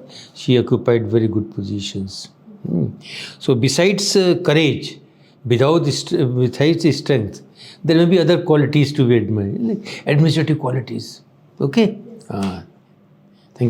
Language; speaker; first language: English; non-native, local second language; Hindi